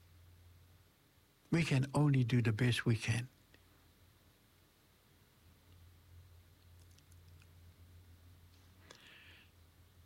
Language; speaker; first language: English; non-native, fluent; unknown